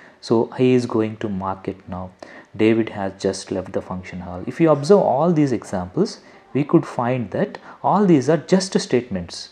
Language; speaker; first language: English; non-native, local second language; Telugu